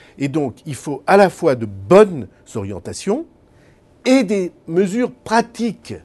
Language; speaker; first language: French; native; French